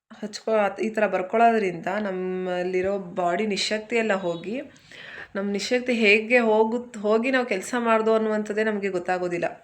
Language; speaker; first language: Kannada; native; Kannada